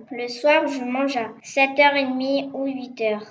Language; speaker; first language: French; non-native, learner; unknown